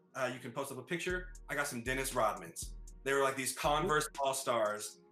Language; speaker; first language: English; native; English